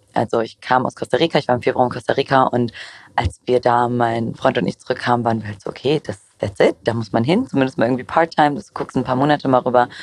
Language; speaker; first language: German; early bilingual, other home language; Greek